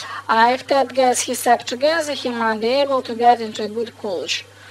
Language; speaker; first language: English; non-native, fluent; Russian